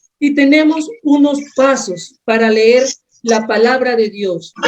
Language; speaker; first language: Spanish; native; Spanish